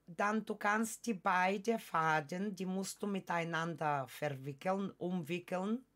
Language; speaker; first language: German; non-native, fluent; Bulgarian